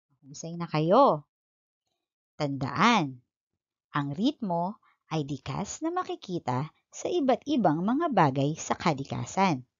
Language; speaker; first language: Filipino; native; Filipino